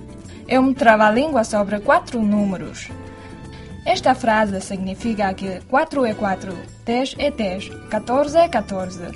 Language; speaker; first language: Portuguese; non-native, fluent; Chinese